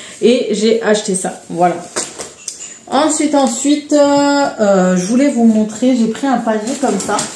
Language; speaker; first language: French; native; French